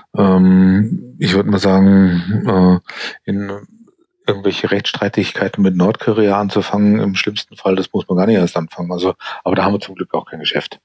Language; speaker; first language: German; non-native, fluent; English